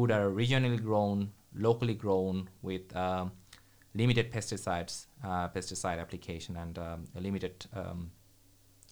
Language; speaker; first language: English; non-native, local second language; Bangla